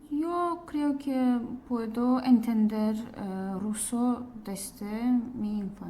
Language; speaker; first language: Spanish; non-native, learner; Azerbaijani